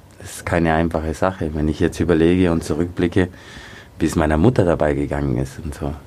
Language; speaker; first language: German; early bilingual, other home language; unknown